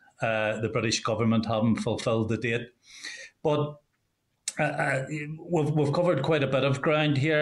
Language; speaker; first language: English; native; English